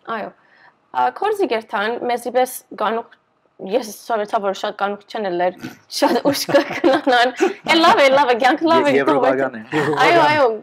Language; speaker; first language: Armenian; early bilingual, heritage; Armenian